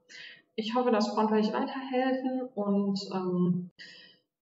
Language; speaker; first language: German; native; German